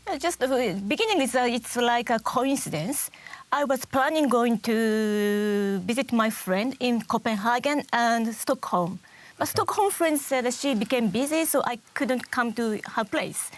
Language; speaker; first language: English; non-native, learner; Japanese